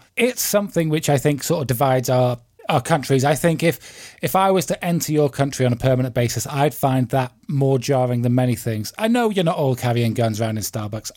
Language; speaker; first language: English; native; English